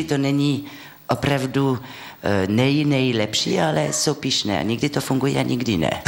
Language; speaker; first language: Czech; non-native, fluent; French